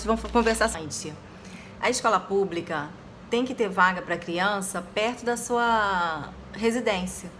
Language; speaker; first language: Portuguese; native; Portuguese